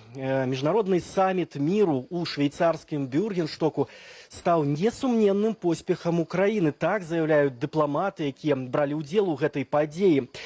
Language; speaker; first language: Belarusian; native; Belarusian